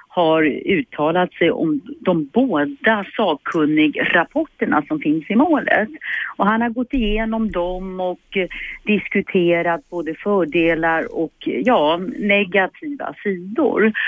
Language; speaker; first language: Swedish; native; Swedish